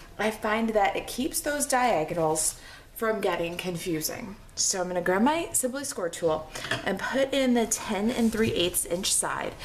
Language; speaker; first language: English; native; English